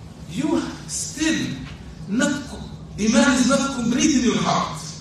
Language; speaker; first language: English; non-native, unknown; Arabic